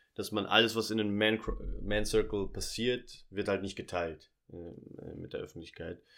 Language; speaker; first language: German; early bilingual, heritage; Portuguese